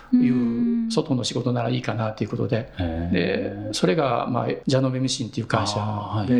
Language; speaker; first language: Japanese; native; Japanese